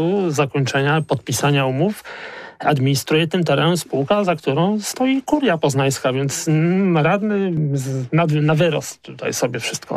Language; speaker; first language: Polish; native; Polish